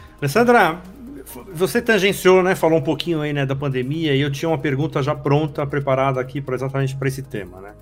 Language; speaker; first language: Portuguese; native; Portuguese